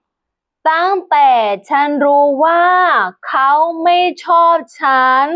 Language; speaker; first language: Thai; non-native, fluent; Burmese